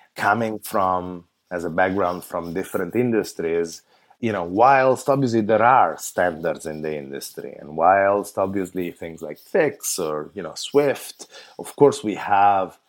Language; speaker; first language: English; non-native, fluent; Italian